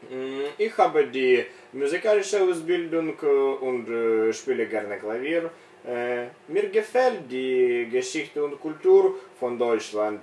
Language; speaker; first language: German; non-native, learner; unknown